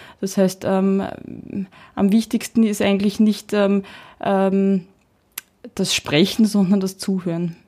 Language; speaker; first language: German; early bilingual, heritage; Czech